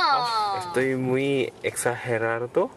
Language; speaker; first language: Spanish; non-native, learner; Korean